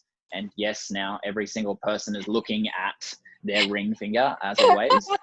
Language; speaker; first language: English; native; English